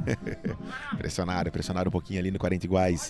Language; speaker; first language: Portuguese; native; Portuguese